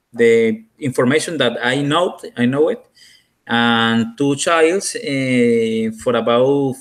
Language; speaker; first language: English; non-native, learner; Spanish